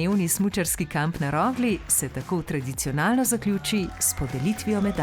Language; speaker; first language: Slovenian; native; Slovenian